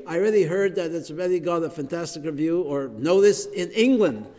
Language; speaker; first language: English; native; English